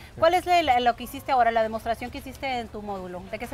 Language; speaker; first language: Spanish; native; Spanish